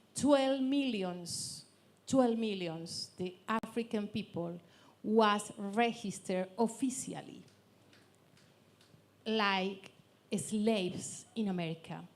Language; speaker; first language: English; non-native, learner; Spanish